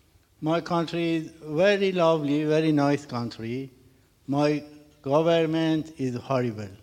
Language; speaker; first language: English; non-native, learner; Persian